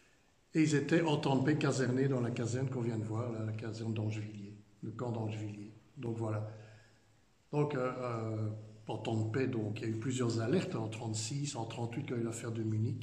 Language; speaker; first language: French; native; French